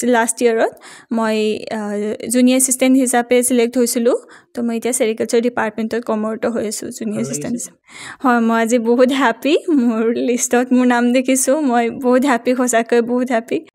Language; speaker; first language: Assamese; native; Assamese